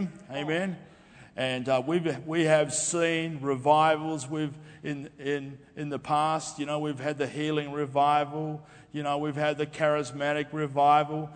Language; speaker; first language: English; native; English